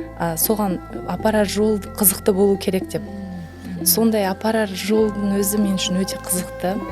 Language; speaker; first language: Kazakh; native; Kazakh